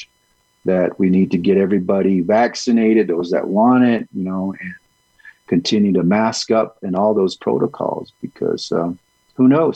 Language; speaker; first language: English; early bilingual, other home language; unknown